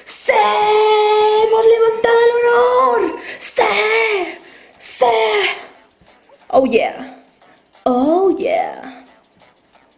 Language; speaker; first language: Spanish; native; Spanish